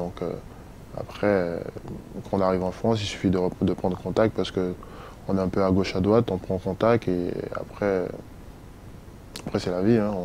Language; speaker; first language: French; native; French